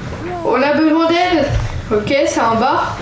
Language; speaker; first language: French; native; French